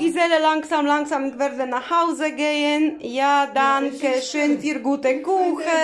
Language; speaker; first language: German; non-native, learner; Polish